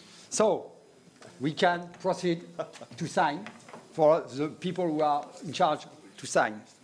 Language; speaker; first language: English; non-native, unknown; French